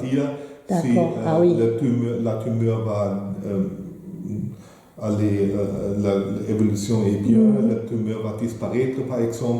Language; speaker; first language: French; non-native, fluent; German